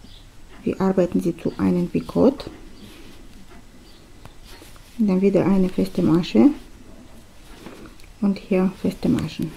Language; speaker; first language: German; non-native, fluent; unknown